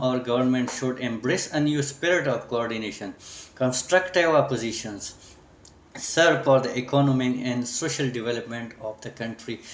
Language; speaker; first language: English; non-native, local second language; Urdu